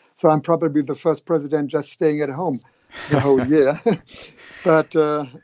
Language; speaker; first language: English; non-native, fluent; German